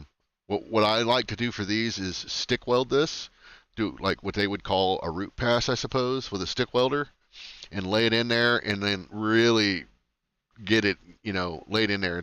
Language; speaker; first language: English; native; English